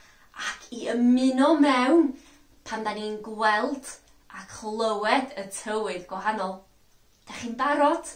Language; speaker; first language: Welsh; native; Welsh